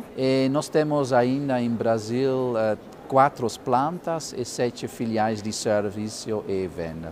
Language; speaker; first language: Portuguese; non-native, fluent; Dutch